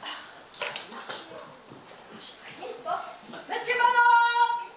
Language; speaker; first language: French; native; French